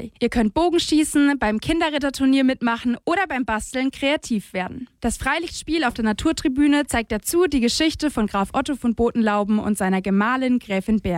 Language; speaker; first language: German; native; German